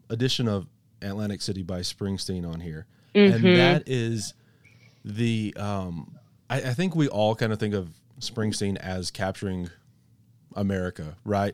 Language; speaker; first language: English; native; English